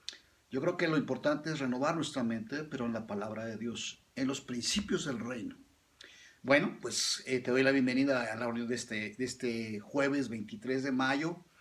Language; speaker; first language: Spanish; native; Spanish